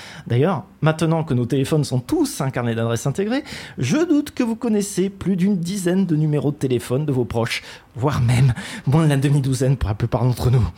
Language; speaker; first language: French; native; French